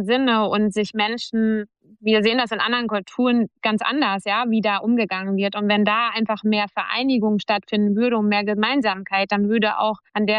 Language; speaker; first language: German; native; German